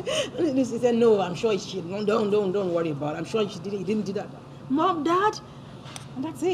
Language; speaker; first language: English; non-native, local second language; Yoruba